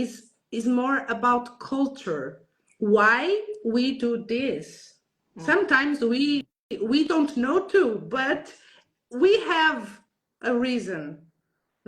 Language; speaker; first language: English; non-native, learner; Portuguese